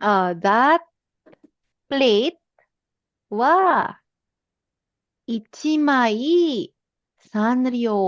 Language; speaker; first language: Japanese; non-native, fluent; Filipino